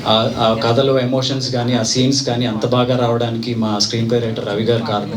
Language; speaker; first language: Telugu; native; Telugu